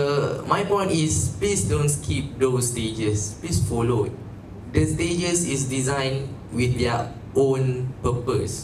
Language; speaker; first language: English; non-native, local second language; Malay